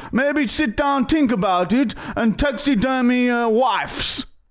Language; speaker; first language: English; early bilingual, other home language; German